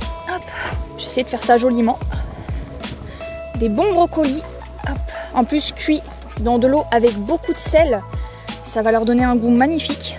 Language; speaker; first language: French; native; French